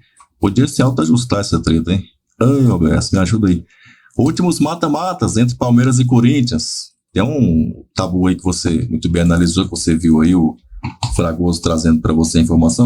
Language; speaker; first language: Portuguese; native; Portuguese